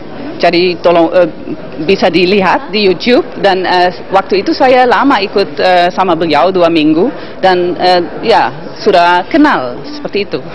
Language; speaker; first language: Indonesian; non-native, fluent; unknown